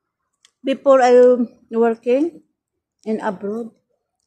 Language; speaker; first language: English; non-native, learner; Filipino